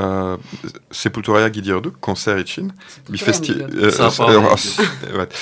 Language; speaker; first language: Turkish; non-native, fluent; French